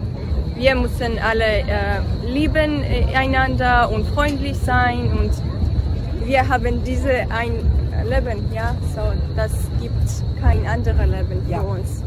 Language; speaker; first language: German; non-native, learner; Georgian